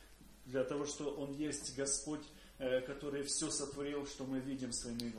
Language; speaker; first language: Polish; non-native, learner; Russian